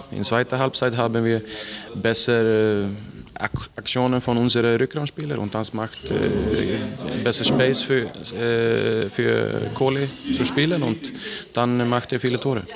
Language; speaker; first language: German; non-native, learner; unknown